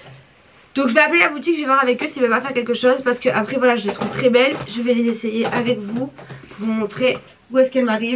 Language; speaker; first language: French; native; French